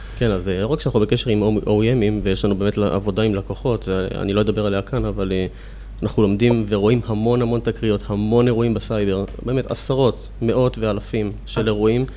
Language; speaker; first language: Hebrew; native; Hebrew